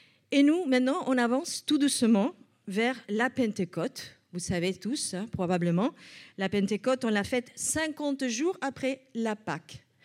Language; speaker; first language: French; non-native, fluent; Spanish